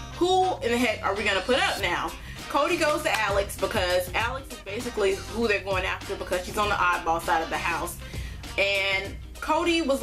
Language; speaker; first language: English; native; English